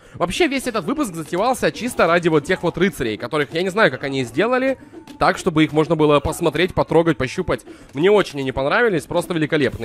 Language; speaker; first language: Russian; native; Russian